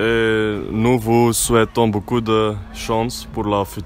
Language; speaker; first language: French; non-native, learner; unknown